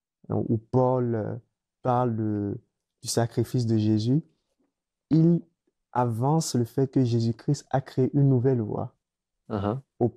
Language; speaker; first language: French; native; French